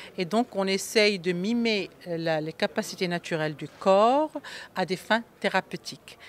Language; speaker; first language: French; non-native, local second language; Arabic